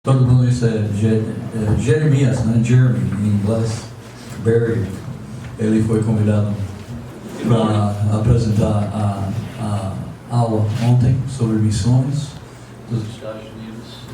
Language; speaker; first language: Portuguese; non-native, fluent; English